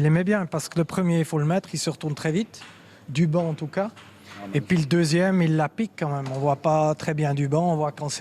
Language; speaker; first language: French; native; French